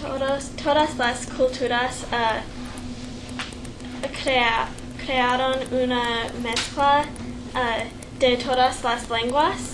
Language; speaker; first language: Spanish; non-native, learner; English